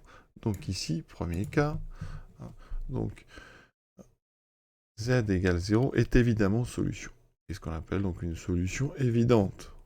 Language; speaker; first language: French; native; French